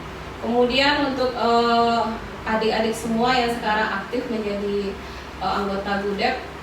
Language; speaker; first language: Indonesian; non-native, local second language; Minangkabau